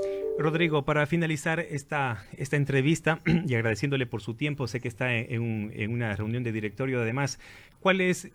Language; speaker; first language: Spanish; native; Spanish